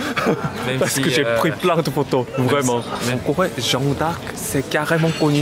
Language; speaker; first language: French; non-native, learner; Korean